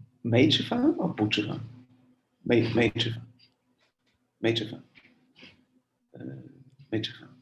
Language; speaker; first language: Chinese; non-native, learner; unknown